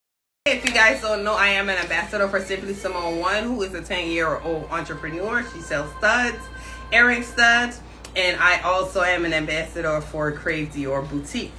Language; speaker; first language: English; native; English